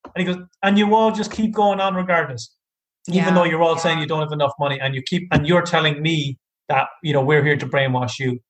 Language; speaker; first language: English; native; English